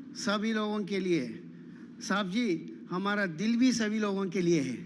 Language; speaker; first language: Hindi; non-native, local second language; Telugu